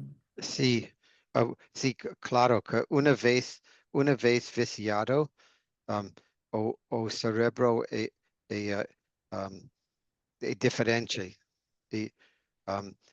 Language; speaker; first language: Portuguese; non-native, learner; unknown